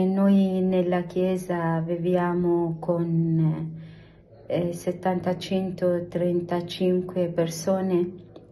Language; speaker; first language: Italian; non-native, learner; Arabic